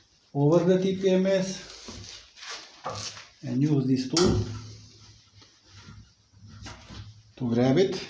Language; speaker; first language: English; non-native, learner; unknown